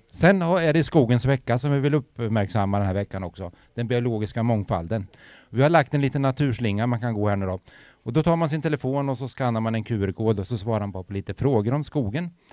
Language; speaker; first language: Swedish; native; Swedish